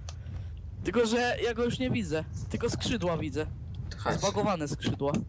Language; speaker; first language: Polish; native; Polish